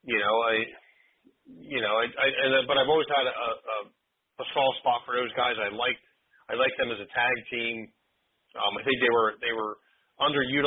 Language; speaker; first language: English; native; English